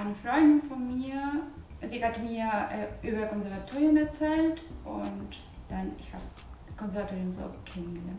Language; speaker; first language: German; non-native, learner; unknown